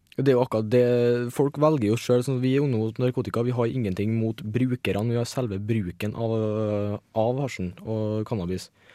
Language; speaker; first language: Norwegian; native; Norwegian